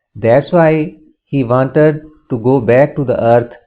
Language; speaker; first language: English; non-native, local second language; Urdu